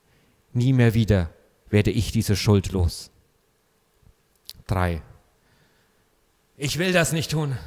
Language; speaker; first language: German; native; German